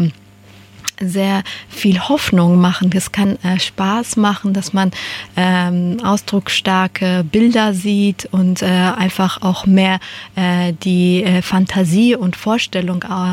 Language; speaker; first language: German; non-native, fluent; Persian